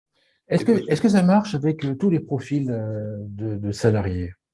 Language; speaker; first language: French; native; French